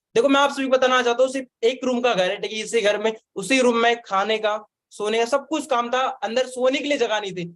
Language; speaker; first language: Hindi; non-native, local second language; Marathi